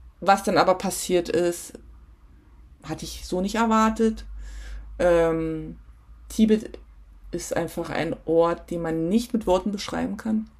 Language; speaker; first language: German; native; German